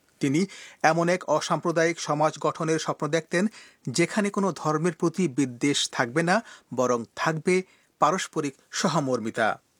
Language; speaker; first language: Bangla; native; Bangla